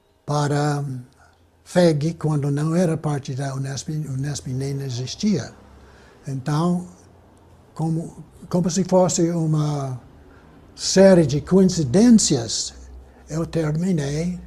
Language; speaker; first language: Portuguese; non-native, fluent; English